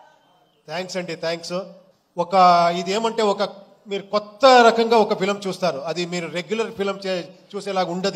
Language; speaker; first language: Telugu; non-native, local second language; Kannada